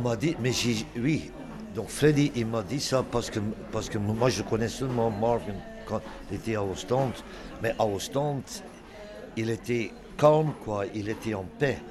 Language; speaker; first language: French; non-native, local second language; Dutch